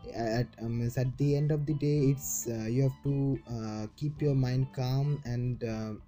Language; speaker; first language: English; non-native, local second language; Bangla